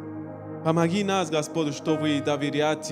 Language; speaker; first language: Russian; non-native, learner; Spanish